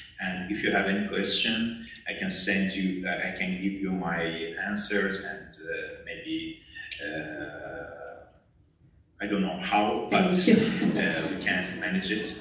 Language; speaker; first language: English; non-native, learner; Persian